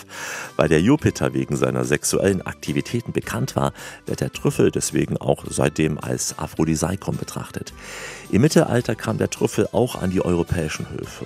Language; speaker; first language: German; native; German